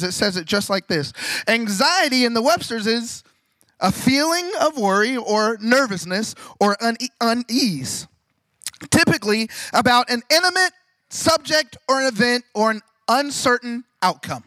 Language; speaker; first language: English; native; English